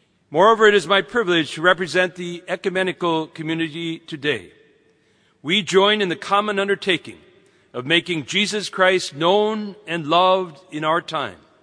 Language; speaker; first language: English; native; English